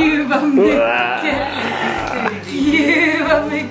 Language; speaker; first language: Swedish; non-native, learner; Japanese